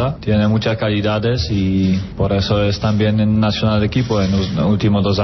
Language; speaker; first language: Spanish; non-native, learner; Polish